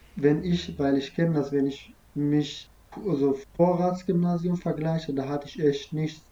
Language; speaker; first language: German; non-native, fluent; Arabic